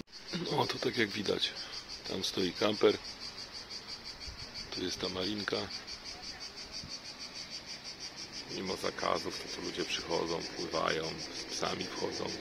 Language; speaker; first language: Polish; native; Polish